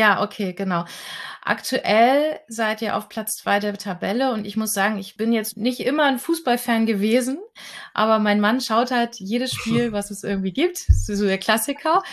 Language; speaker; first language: German; native; German